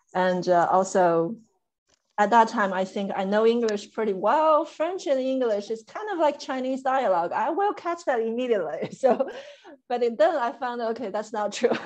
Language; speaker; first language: English; non-native, fluent; Chinese